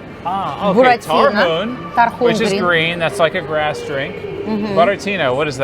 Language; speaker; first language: English; native; English